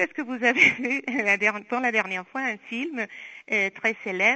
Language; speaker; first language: French; non-native, fluent; Spanish